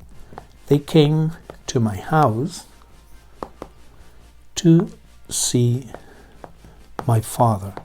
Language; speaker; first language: English; non-native, fluent; Spanish